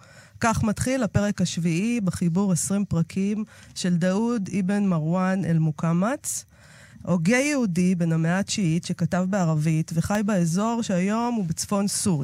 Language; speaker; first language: Hebrew; native; Hebrew